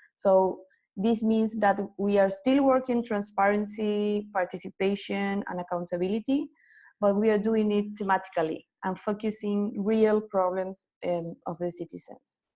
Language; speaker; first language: English; non-native, fluent; Spanish